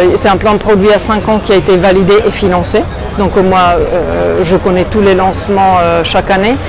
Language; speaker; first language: French; non-native, fluent; Italian